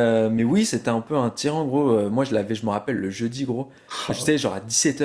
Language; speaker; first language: French; native; French